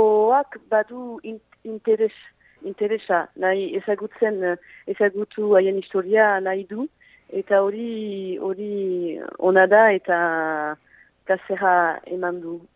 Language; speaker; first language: Basque; non-native, local second language; French